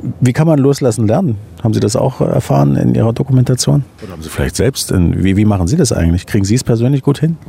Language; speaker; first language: German; native; German